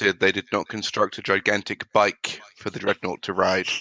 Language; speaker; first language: English; native; English